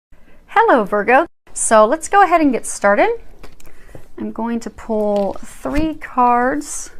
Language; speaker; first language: English; native; English